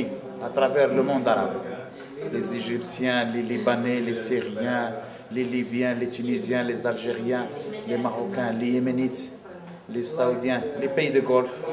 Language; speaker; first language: French; non-native, local second language; Arabic